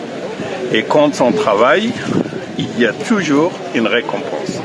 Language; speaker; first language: French; native; French